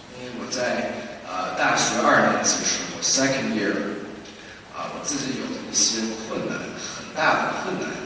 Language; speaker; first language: Chinese; early bilingual, heritage; Chinese